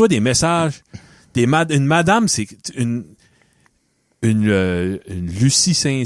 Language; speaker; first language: French; native; French